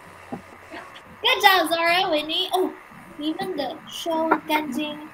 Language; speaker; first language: English; non-native, fluent; Chinese